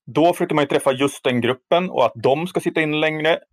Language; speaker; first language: Swedish; native; Swedish